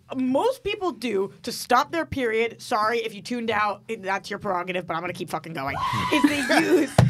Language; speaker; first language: English; native; English